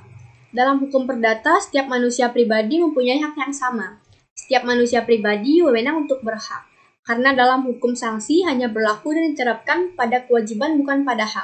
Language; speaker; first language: Indonesian; native; Indonesian